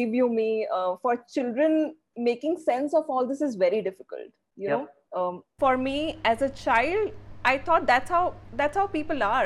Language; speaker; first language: English; non-native, local second language; Hindi